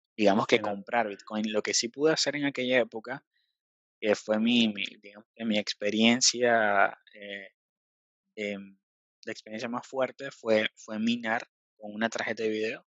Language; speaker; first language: Spanish; native; Spanish